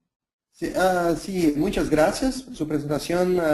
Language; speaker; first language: Spanish; non-native, fluent; Portuguese